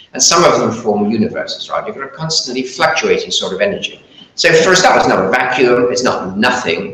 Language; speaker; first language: English; native; English